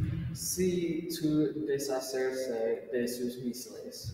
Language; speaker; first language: Spanish; non-native, learner; English